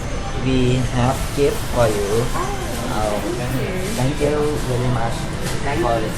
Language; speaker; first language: English; non-native, learner; Thai